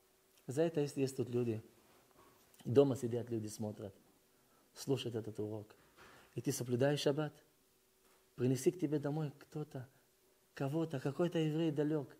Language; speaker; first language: Russian; early bilingual, heritage; Russian